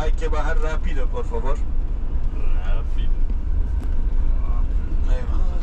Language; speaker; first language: Spanish; non-native, fluent; Turkish